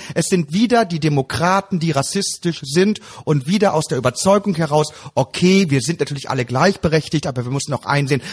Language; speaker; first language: German; early bilingual, other home language; Turkish